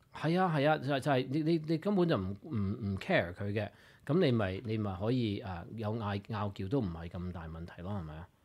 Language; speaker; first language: Cantonese; early bilingual, heritage; Cantonese